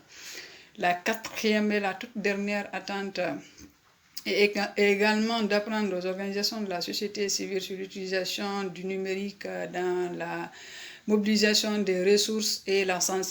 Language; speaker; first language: French; non-native, local second language; Fula